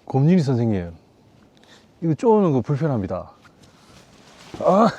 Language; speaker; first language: Korean; native; Korean